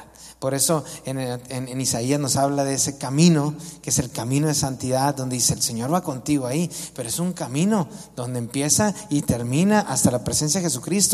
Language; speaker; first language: Spanish; native; Spanish